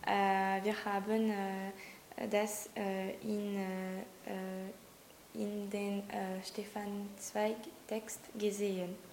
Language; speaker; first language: German; non-native, learner; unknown